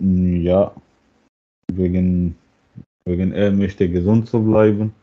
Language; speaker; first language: German; non-native, learner; Hindi